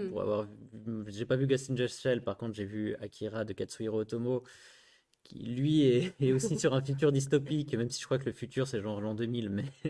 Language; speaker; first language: French; native; French